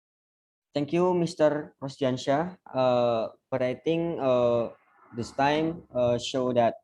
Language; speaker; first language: English; non-native, learner; Indonesian